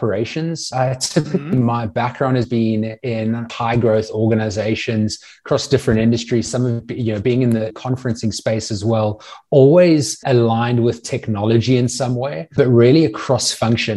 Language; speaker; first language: English; native; English